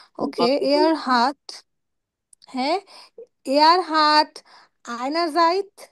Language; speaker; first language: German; non-native, learner; Bangla